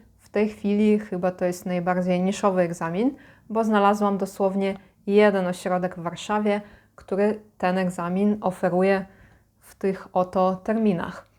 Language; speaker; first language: Polish; native; Polish